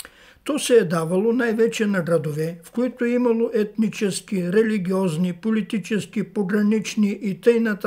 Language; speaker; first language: Bulgarian; native; Bulgarian